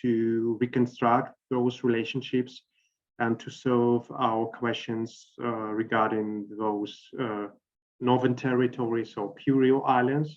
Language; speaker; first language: English; non-native, fluent; Russian